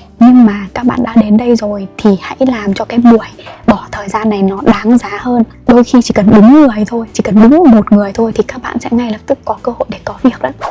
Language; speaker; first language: Vietnamese; native; Vietnamese